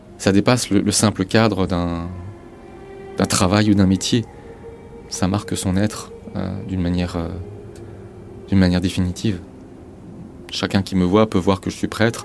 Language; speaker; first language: French; native; French